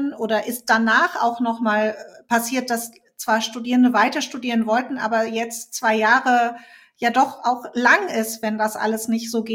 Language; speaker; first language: German; native; German